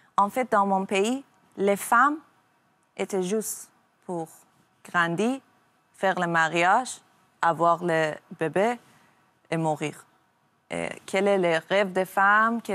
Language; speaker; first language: French; non-native, learner; Persian